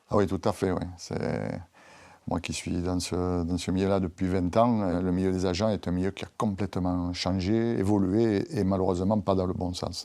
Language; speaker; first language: French; native; French